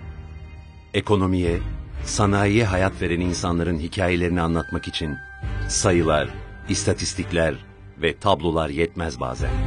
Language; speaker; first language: Turkish; native; Turkish